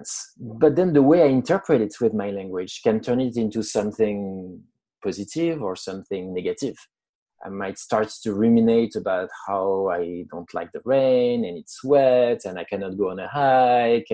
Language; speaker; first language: English; non-native, fluent; French